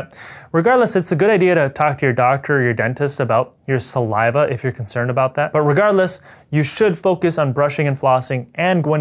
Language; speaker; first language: English; native; English